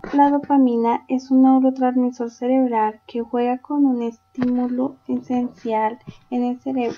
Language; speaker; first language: Spanish; native; Spanish